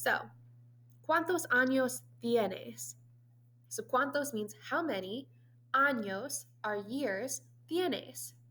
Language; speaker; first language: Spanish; non-native, fluent; English